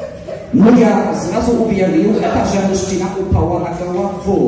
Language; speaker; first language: Russian; non-native, learner; Polish